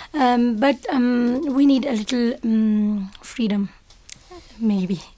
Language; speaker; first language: English; non-native, local second language; Urdu